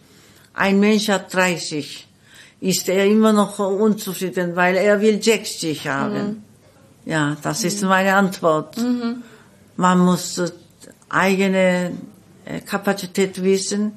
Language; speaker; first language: German; non-native, fluent; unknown